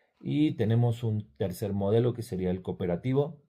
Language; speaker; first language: Spanish; native; Spanish